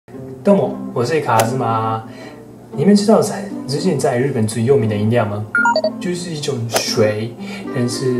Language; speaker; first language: Chinese; non-native, fluent; Japanese